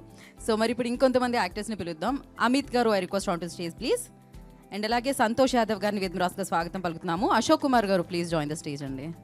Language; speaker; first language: Telugu; native; Telugu